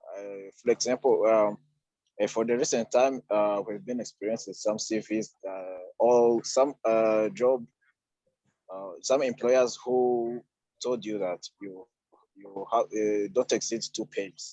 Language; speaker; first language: English; non-native, fluent; Kinyarwanda